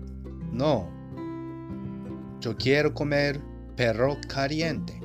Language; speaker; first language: Spanish; non-native, fluent; Japanese